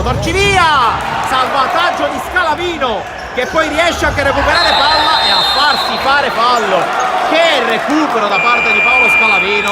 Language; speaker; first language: Italian; native; Italian